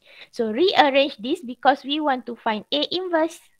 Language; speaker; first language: English; non-native, local second language; Malay